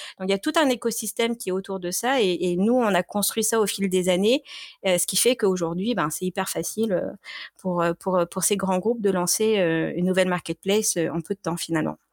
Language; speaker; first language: French; native; French